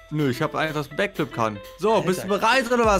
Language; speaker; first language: German; native; German